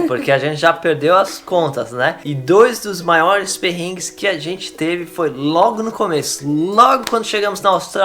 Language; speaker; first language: Portuguese; native; Portuguese